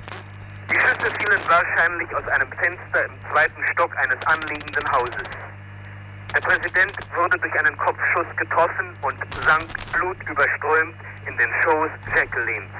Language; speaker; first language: German; native; German